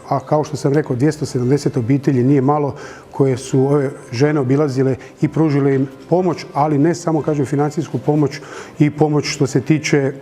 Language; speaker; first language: Croatian; native; Croatian